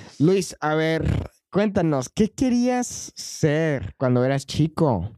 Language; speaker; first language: Spanish; non-native, fluent; English